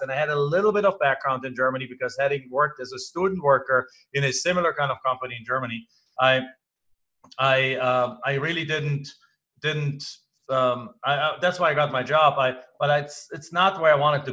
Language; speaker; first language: English; non-native, fluent; German